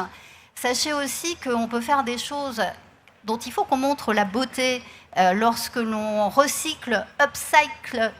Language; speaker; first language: French; native; French